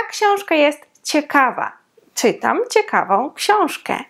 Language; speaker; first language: Polish; non-native, fluent; Ukrainian